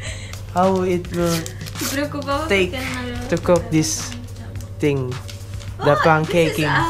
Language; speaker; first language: English; non-native, learner; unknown